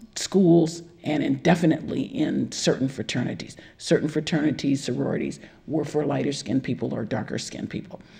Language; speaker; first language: English; native; English